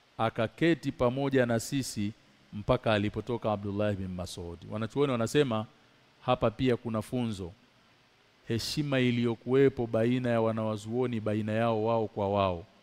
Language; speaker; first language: Swahili; native; Swahili